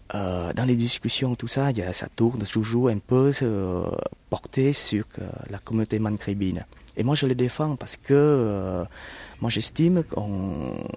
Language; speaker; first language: French; early bilingual, other home language; Vietnamese